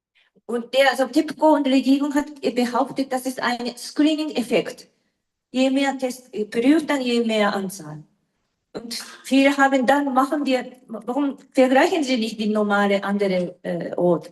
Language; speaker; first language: German; non-native, learner; Japanese